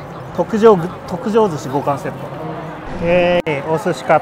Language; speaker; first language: Japanese; native; Japanese